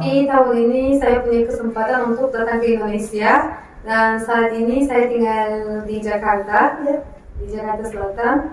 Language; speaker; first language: Indonesian; non-native, fluent; Turkish